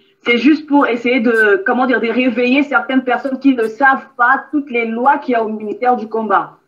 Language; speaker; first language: French; non-native, local second language; Lingala